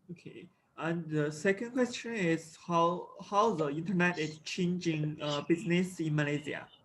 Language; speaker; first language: English; non-native, local second language; Chinese